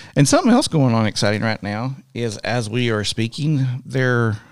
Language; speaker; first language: English; native; English